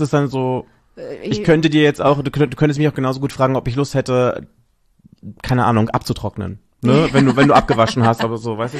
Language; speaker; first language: German; native; German